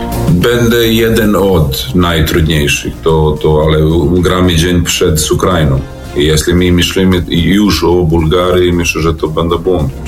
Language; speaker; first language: Polish; non-native, learner; Serbian